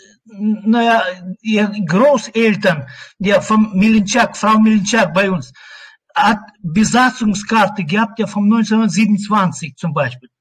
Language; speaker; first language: German; non-native, learner; Russian